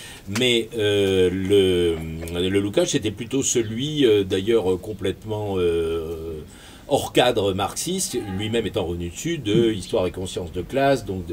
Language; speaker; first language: French; native; French